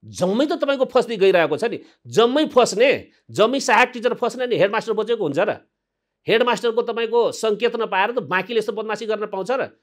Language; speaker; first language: Nepali; non-native, local second language; Maithili